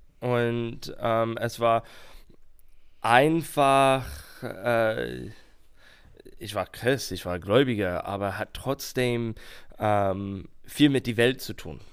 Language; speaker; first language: German; non-native, fluent; English